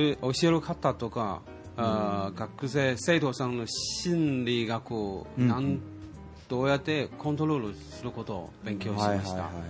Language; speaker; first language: Japanese; non-native, learner; Chinese